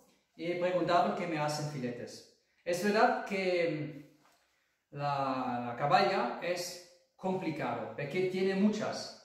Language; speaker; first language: Spanish; non-native, fluent; German